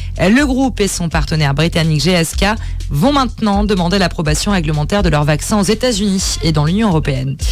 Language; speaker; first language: French; native; French